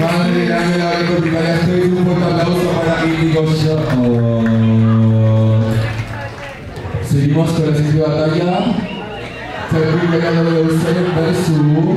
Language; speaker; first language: Spanish; native; Spanish